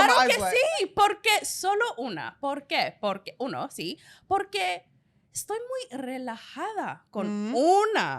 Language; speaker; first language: Spanish; non-native, learner; English